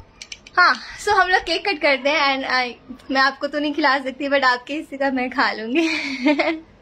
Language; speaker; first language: Hindi; native; Hindi